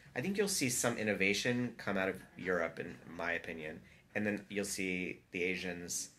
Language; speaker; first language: English; native; English